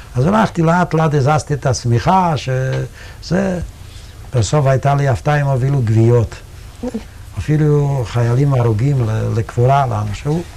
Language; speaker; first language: Hebrew; non-native, fluent; Yiddish